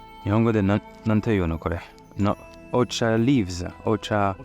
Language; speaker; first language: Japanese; non-native, learner; French